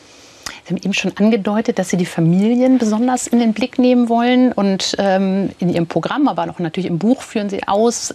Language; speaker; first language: German; native; German